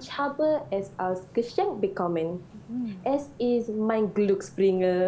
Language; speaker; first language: German; non-native, learner; Malay